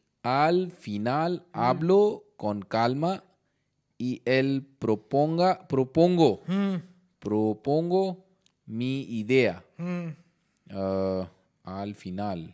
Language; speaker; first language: Spanish; non-native, learner; Hindi